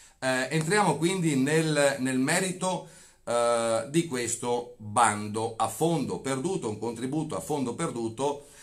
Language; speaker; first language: Italian; native; Italian